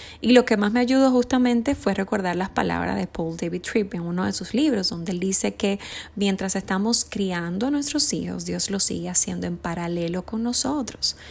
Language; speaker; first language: Spanish; native; Spanish